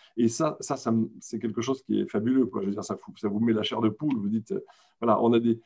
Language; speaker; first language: French; native; French